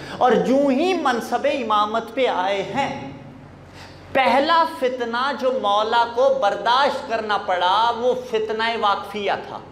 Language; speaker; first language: Urdu; non-native, local second language; Punjabi